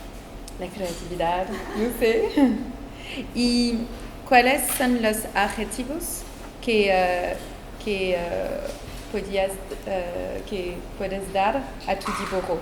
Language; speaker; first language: Spanish; non-native, fluent; French